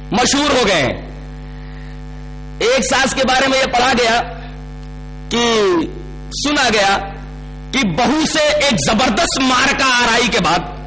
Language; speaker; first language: Urdu; native; Urdu